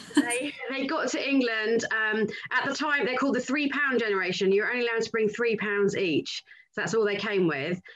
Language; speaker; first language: English; native; English